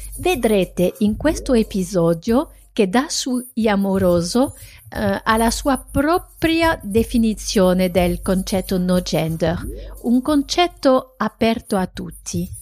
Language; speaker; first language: Italian; non-native, fluent; French